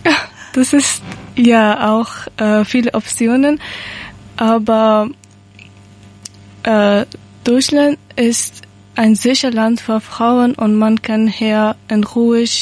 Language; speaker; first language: German; non-native, learner; Persian